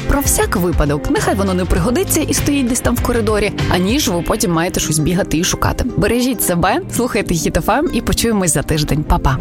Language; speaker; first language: Ukrainian; native; Ukrainian